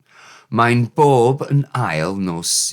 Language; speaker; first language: Welsh; non-native, learner; English